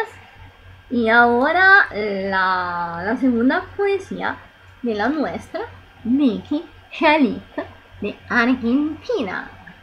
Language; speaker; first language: Spanish; non-native, learner; Italian